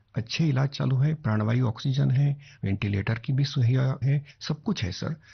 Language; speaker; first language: Hindi; non-native, local second language; Marathi